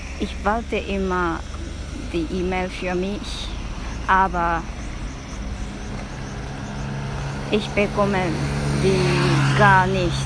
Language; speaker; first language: German; non-native, learner; Japanese